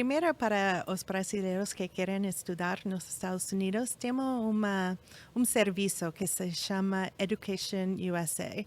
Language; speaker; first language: Portuguese; non-native, fluent; English